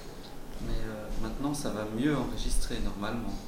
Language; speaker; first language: French; non-native, fluent; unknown